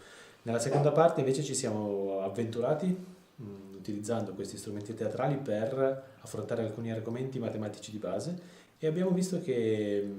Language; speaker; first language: Italian; native; Italian